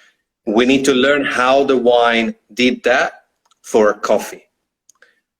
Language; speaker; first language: English; non-native, fluent; Italian